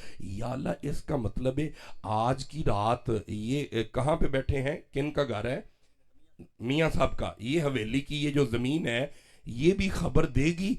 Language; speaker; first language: Urdu; non-native, local second language; Punjabi